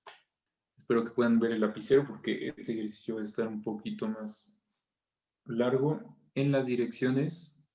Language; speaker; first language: Spanish; native; Spanish